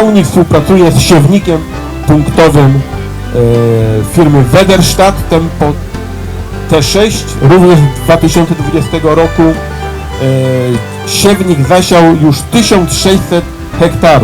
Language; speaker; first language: Polish; native; Polish